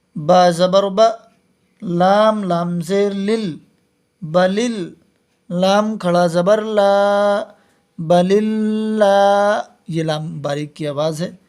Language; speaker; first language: Urdu; native; Urdu